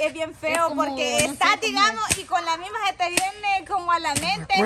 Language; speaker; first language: Spanish; native; Spanish